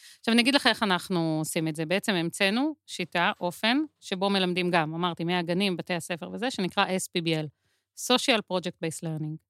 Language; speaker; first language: Hebrew; native; Hebrew